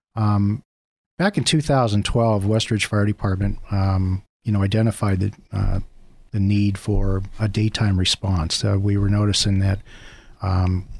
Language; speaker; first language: English; native; English